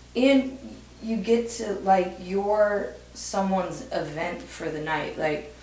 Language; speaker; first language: English; native; English